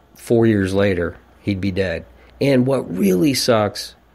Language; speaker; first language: English; native; English